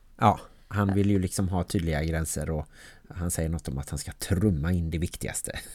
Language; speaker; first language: Swedish; native; Swedish